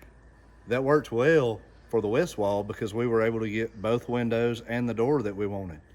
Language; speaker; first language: English; native; English